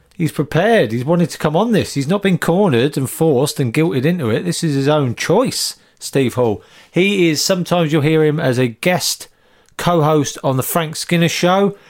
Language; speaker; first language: English; native; English